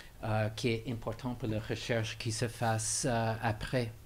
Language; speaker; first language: French; non-native, fluent; English